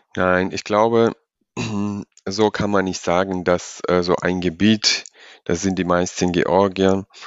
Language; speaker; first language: German; non-native, fluent; Georgian